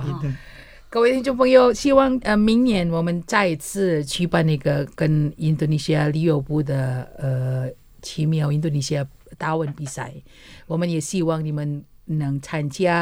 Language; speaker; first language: Chinese; non-native, fluent; Indonesian